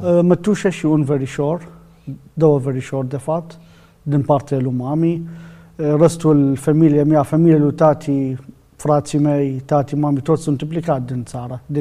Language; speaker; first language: Romanian; non-native, fluent; Arabic